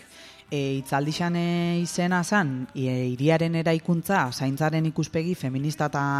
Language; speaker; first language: Basque; native; Basque